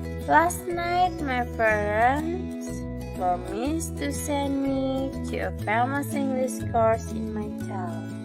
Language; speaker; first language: English; non-native, fluent; Indonesian